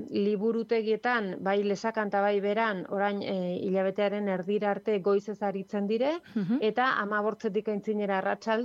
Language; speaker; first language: Basque; native; Basque